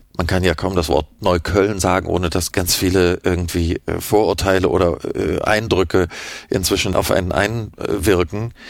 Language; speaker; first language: German; native; German